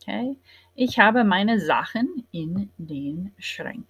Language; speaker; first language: German; non-native, fluent; English